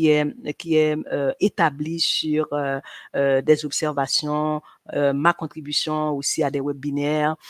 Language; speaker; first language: French; non-native, local second language; Haitian Creole